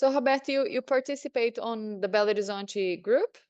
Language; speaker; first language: English; non-native, fluent; Portuguese